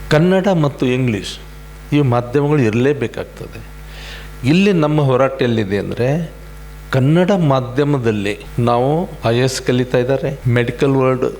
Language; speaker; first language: Kannada; native; Kannada